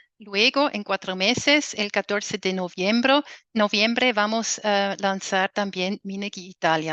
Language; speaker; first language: Spanish; non-native, fluent; German